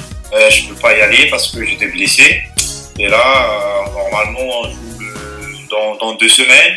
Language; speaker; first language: French; non-native, local second language; Malagasy